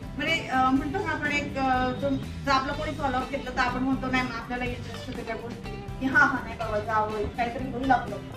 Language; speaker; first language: Marathi; native; Marathi